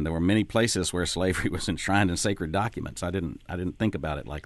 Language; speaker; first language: English; native; English